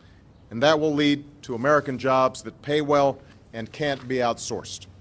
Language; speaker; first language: English; native; English